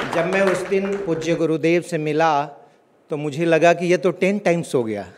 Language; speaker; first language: Hindi; native; Hindi